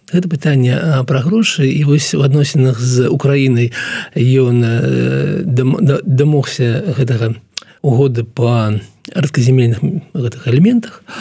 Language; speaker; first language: Belarusian; non-native, local second language; Russian